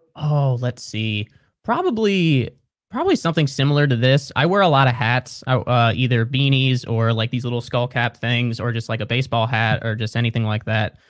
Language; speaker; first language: English; native; English